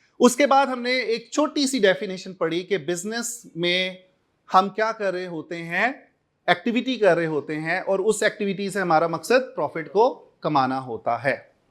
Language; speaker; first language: Urdu; non-native, local second language; Punjabi